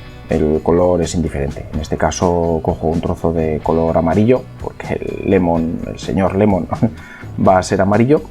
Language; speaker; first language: Spanish; native; Spanish